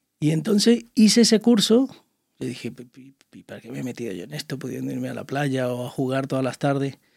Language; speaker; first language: Spanish; native; Spanish